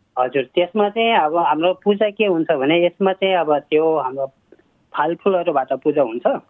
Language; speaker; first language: Nepali; non-native, local second language; Sherpa